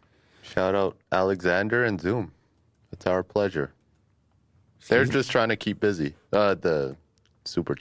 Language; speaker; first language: English; native; English